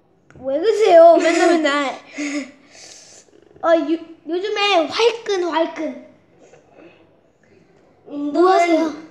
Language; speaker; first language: Korean; early bilingual, heritage; Korean